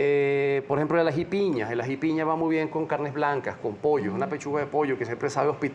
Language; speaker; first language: Spanish; native; Spanish